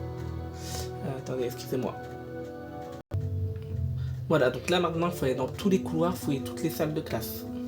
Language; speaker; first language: French; native; French